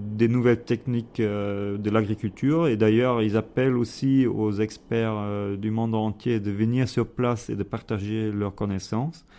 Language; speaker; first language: French; non-native, fluent; German